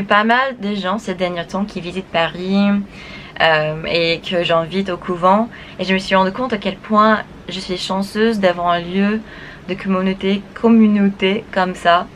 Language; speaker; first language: French; non-native, fluent; English